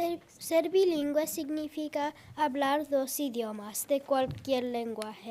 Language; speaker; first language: Spanish; non-native, learner; English